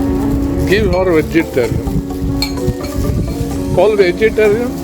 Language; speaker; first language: English; non-native, local second language; Gujarati